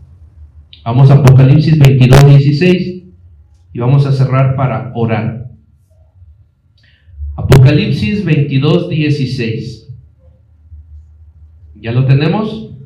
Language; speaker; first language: Spanish; native; Spanish